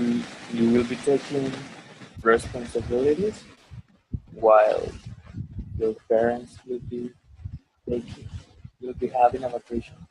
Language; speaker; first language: English; non-native, learner; Spanish